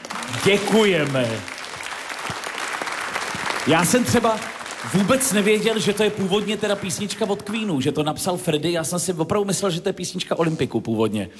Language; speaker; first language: Czech; native; Czech